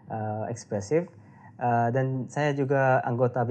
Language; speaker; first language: Indonesian; non-native, learner; Arabic